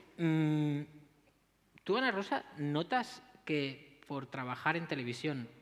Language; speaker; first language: Spanish; native; Spanish